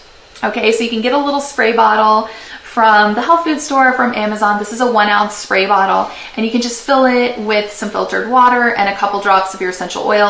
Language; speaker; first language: English; native; English